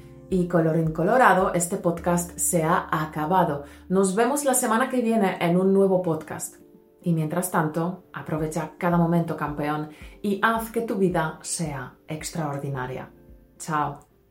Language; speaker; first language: Spanish; non-native, fluent; Polish